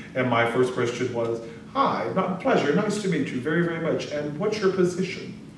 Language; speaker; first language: English; native; English